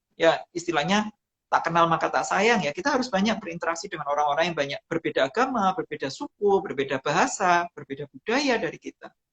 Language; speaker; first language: Indonesian; non-native, local second language; Javanese